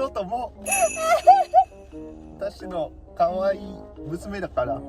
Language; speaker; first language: Japanese; non-native, learner; English